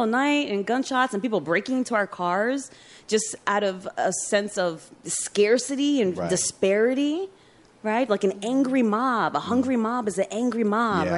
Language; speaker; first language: English; early bilingual, other home language; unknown